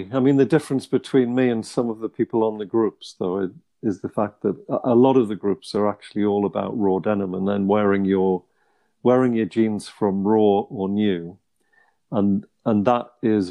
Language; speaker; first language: English; native; English